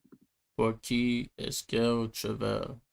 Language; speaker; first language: French; non-native, learner; English